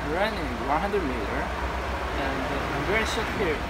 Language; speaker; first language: English; non-native, learner; Japanese